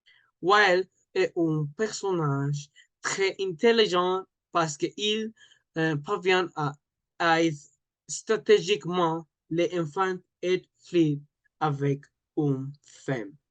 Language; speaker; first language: French; non-native, learner; Spanish